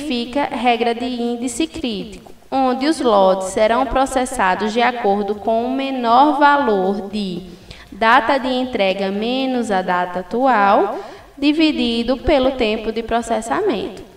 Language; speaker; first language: Portuguese; native; Portuguese